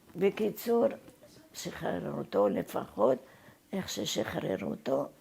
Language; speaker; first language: Hebrew; non-native, fluent; Arabic